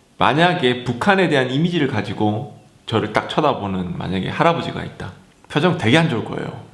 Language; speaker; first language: Korean; native; Korean